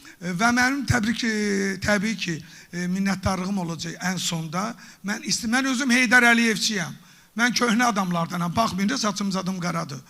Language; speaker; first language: Azerbaijani; non-native, local second language; Talysh